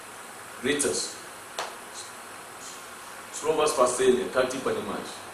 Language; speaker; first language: Russian; non-native, learner; English